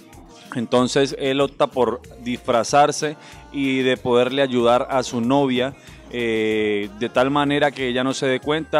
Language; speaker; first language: Spanish; native; Spanish